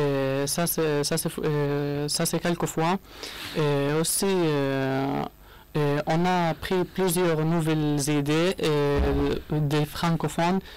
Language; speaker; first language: French; non-native, learner; Arabic